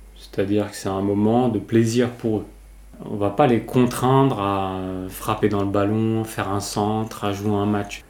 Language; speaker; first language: French; early bilingual, other home language; Kabyle